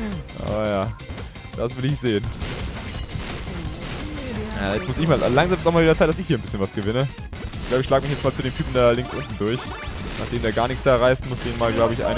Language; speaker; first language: German; native; German